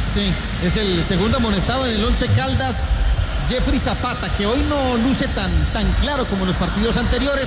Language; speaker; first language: Spanish; native; Spanish